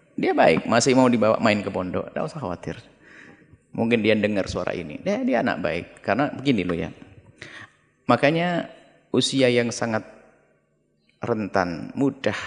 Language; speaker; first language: Indonesian; non-native, local second language; Javanese